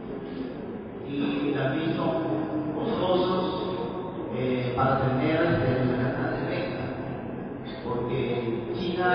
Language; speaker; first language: Spanish; non-native, learner; Chinese